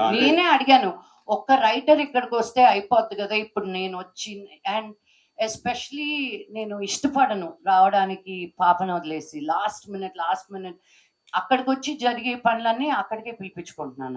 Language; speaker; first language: Telugu; native; Telugu